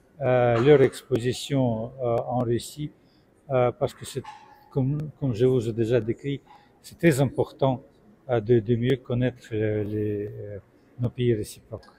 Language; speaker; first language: French; non-native, fluent; Russian